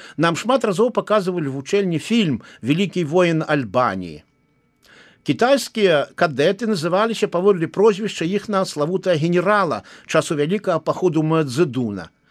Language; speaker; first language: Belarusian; native; Belarusian